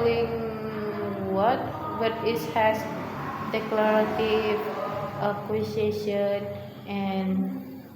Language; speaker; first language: English; non-native, learner; Indonesian